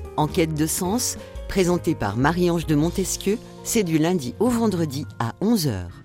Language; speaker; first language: French; native; French